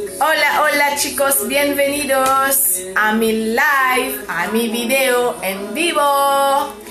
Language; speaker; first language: Spanish; non-native, fluent; Haitian Creole